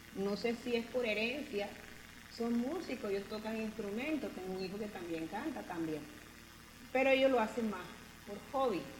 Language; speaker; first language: Spanish; non-native, local second language; English